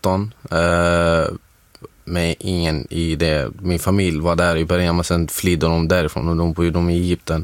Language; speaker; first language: Swedish; non-native, fluent; Arabic